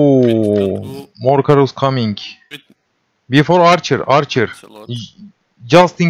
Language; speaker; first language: English; non-native, learner; Turkish